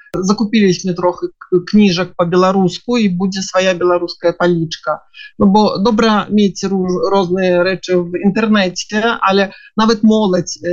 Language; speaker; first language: Belarusian; non-native, local second language; Russian